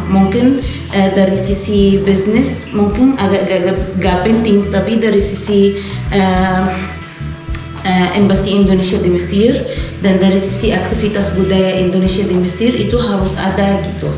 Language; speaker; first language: Indonesian; non-native, fluent; Arabic